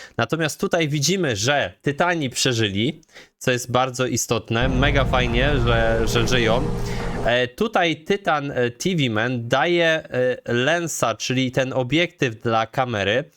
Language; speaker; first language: Polish; native; Polish